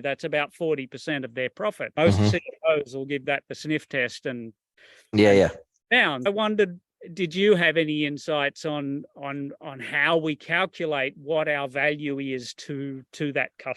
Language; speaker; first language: English; native; English